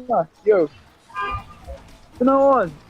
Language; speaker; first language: English; non-native, learner; Hindi